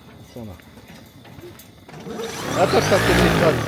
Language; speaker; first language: French; native; French